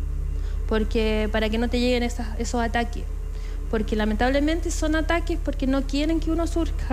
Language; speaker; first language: Spanish; native; Spanish